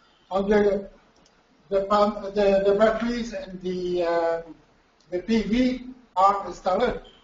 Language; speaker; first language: English; non-native, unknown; French